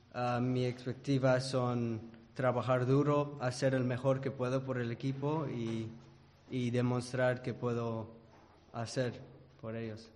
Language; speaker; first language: Spanish; early bilingual, heritage; English